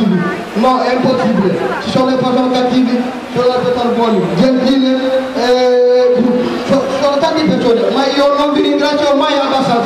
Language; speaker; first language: Italian; non-native, learner; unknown